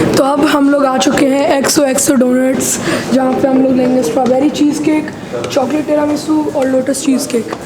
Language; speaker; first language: Urdu; native; Urdu